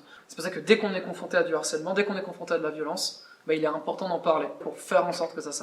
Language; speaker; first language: French; native; French